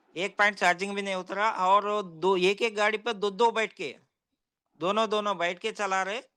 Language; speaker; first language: Hindi; non-native, local second language; Telugu